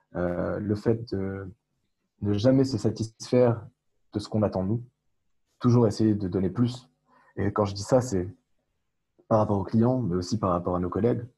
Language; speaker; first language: French; non-native, local second language; Arabic